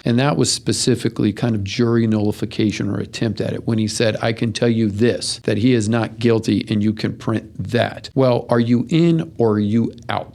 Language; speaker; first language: English; native; English